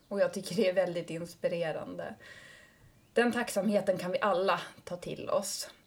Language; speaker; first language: Swedish; native; Swedish